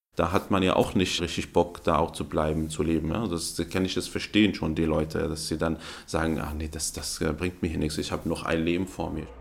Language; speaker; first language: German; early bilingual, other home language; Arabic